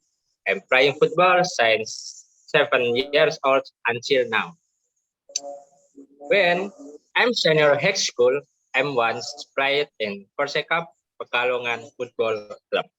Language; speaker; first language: English; non-native, learner; Indonesian